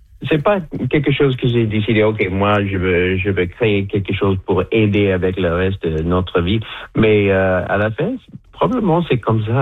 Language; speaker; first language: French; non-native, local second language; English